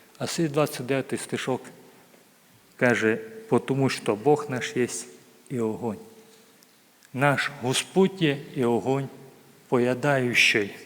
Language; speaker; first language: Ukrainian; native; Ukrainian